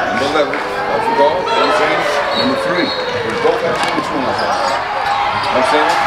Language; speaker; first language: English; native; English